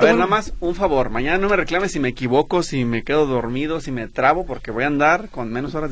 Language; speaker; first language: Spanish; native; Spanish